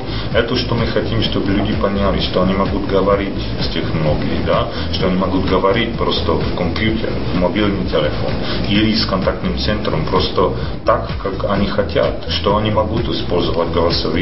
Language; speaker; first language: Russian; non-native, fluent; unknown